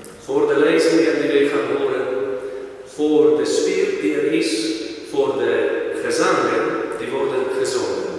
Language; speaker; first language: Dutch; non-native, fluent; Polish